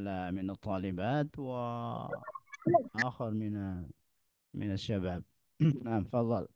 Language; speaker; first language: Arabic; non-native, fluent; Indonesian